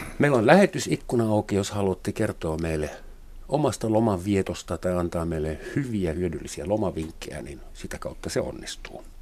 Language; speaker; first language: Finnish; non-native, fluent; German